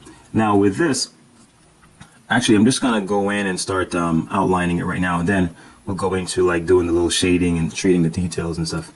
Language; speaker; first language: English; native; English